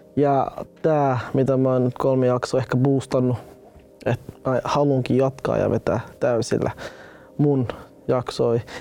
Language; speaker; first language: Finnish; early bilingual, other home language; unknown